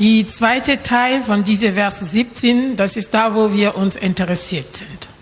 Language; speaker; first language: German; non-native, learner; French